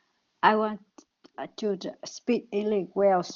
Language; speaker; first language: English; non-native, learner; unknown